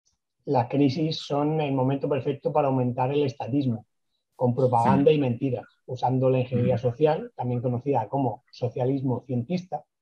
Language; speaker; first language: Spanish; native; Spanish